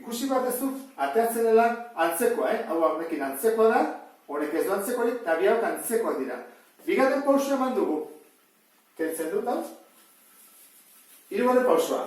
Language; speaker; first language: Basque; native; Basque